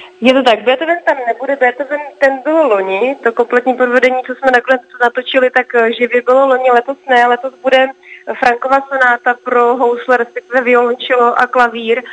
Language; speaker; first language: Czech; native; Czech